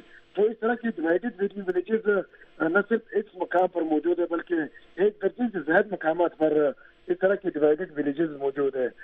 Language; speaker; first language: Urdu; native; Urdu